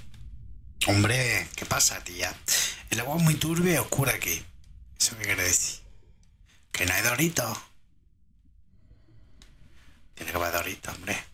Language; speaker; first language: Spanish; native; Spanish